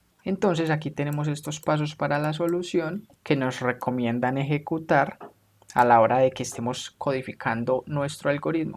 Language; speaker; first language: Spanish; native; Spanish